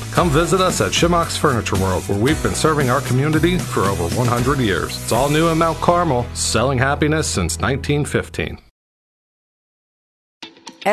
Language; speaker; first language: English; native; English